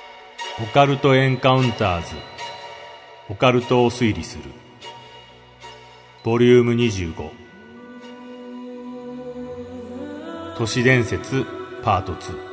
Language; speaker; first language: Japanese; native; Japanese